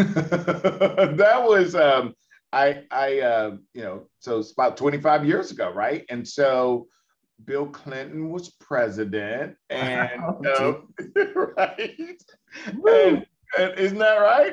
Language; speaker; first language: English; native; English